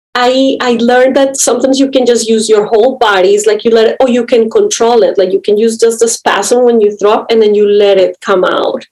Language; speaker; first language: English; non-native, fluent; Spanish